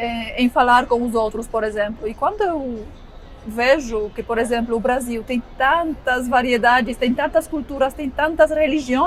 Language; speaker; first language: Portuguese; non-native, fluent; Polish